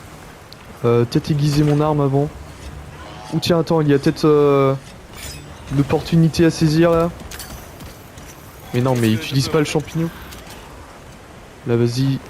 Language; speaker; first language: French; native; French